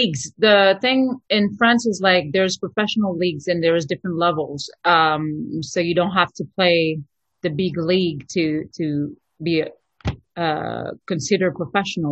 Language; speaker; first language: English; non-native, fluent; French